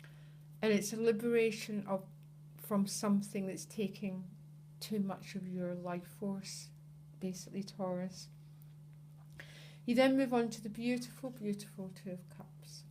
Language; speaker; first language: English; native; English